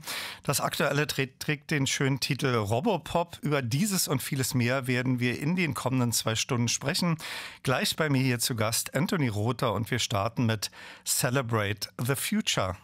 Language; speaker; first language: German; native; German